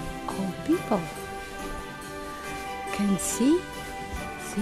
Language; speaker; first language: English; non-native, learner; Russian